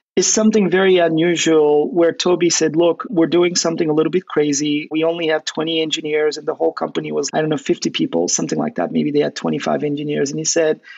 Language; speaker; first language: English; non-native, fluent; Turkish